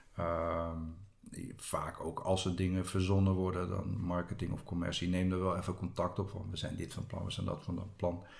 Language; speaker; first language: Dutch; native; Dutch